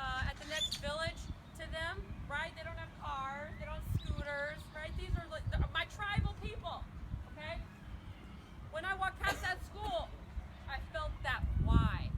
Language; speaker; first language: English; native; English